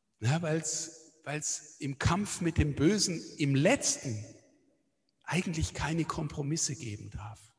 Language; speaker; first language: German; native; German